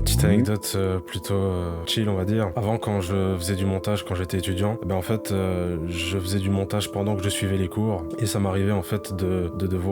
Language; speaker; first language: French; native; French